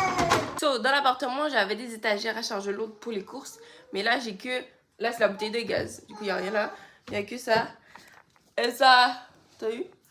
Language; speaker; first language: French; native; French